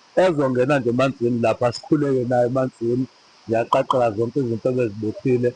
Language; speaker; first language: Zulu; native; Zulu